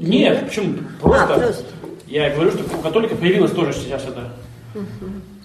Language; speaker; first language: Russian; native; Russian